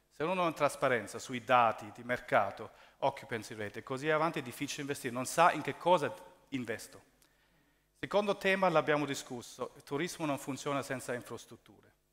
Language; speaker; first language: Italian; early bilingual, heritage; German